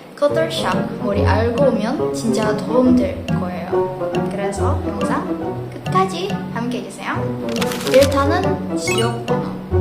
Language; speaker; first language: Korean; non-native, fluent; Indonesian